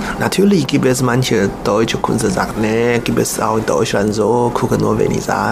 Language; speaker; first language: German; non-native, learner; Chinese